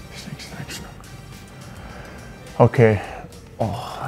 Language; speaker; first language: German; non-native, fluent; Danish